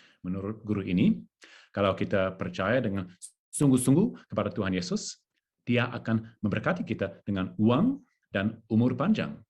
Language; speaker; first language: Indonesian; non-native, learner; English